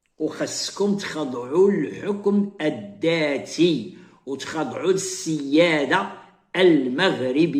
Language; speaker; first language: Arabic; native; Arabic